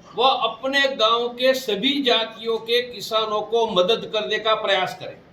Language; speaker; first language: Hindi; non-native, local second language; Gujarati